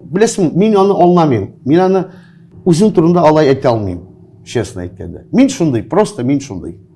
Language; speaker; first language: Tatar; non-native, local second language; Russian